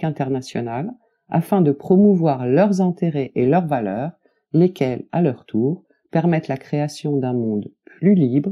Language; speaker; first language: French; native; French